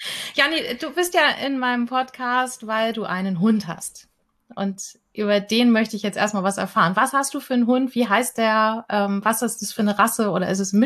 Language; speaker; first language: German; native; German